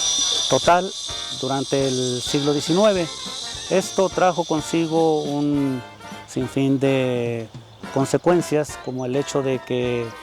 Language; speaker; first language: Spanish; native; Spanish